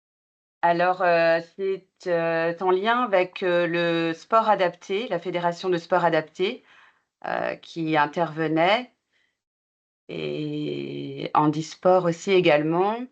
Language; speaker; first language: French; native; French